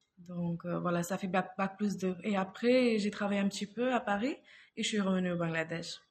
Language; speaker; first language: French; non-native, fluent; Bangla